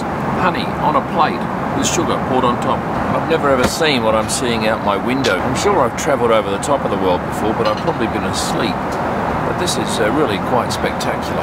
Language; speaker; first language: English; native; English